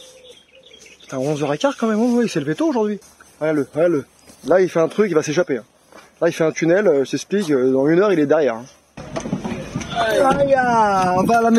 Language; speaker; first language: French; native; French